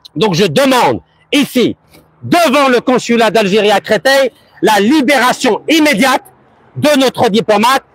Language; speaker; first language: French; early bilingual, other home language; Arabic